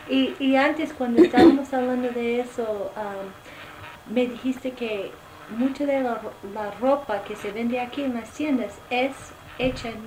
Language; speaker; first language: Spanish; non-native, fluent; English